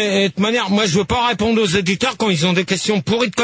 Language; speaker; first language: French; native; French